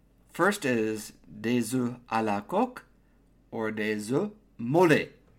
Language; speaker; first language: French; non-native, fluent; English